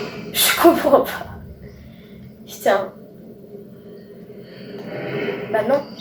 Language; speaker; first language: French; native; French